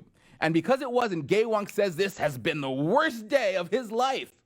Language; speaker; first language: English; native; English